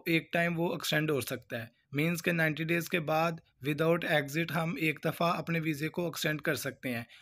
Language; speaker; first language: Urdu; non-native, local second language; Punjabi